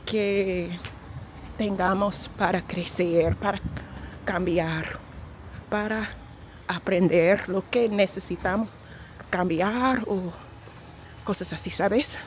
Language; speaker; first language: Spanish; non-native, learner; English